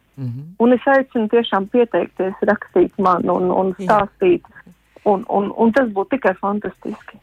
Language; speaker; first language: Latvian; native; Latvian